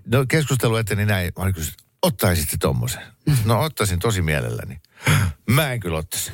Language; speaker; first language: Finnish; native; Finnish